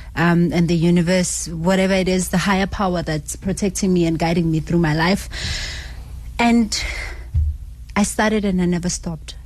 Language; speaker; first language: English; non-native, local second language; Zulu